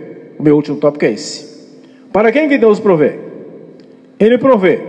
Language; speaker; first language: Portuguese; native; Portuguese